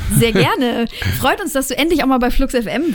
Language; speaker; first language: German; native; German